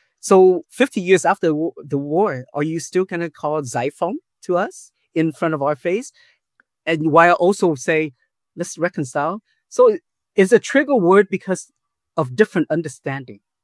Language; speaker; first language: English; early bilingual, other home language; Vietnamese